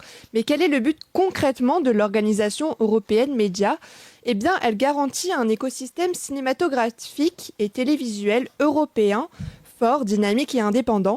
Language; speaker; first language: French; native; French